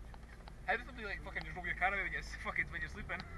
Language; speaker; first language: English; native; English